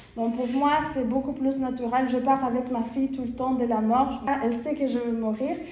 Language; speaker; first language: French; non-native, fluent; Spanish